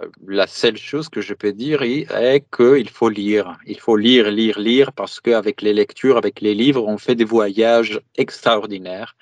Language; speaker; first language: French; non-native, fluent; Greek